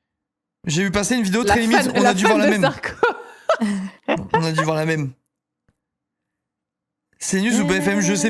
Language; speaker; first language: French; native; French